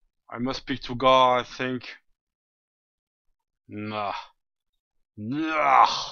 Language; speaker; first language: English; non-native, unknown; French